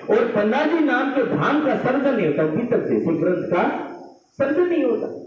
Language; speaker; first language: Hindi; non-native, local second language; Gujarati